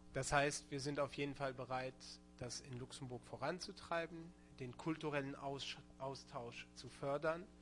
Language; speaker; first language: German; non-native, local second language; Luxembourgish